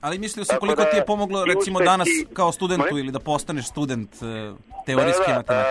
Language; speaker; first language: Serbian; native; Serbian